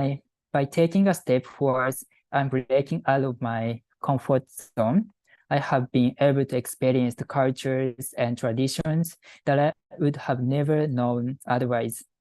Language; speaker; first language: English; non-native, fluent; Japanese